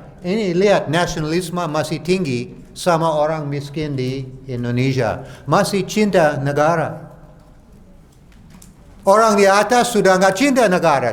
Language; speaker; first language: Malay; non-native, fluent; English